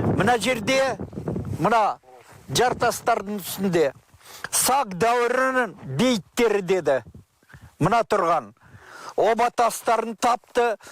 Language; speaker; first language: Kazakh; native; Kazakh